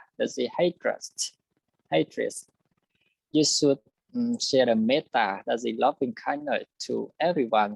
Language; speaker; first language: English; non-native, learner; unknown